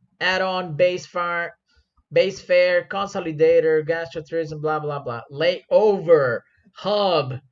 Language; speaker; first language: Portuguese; non-native, fluent; Spanish